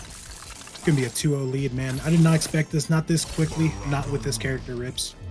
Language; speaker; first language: English; native; English